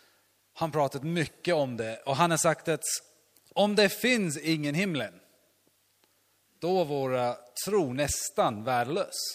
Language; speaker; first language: Swedish; non-native, learner; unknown